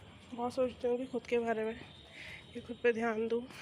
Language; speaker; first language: Hindi; native; Hindi